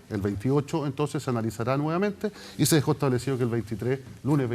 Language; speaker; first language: Spanish; native; Spanish